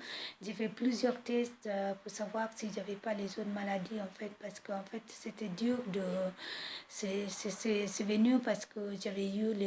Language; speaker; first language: French; non-native, fluent; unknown